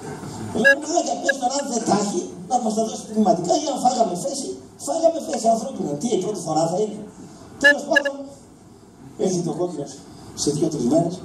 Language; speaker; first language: Greek; native; Greek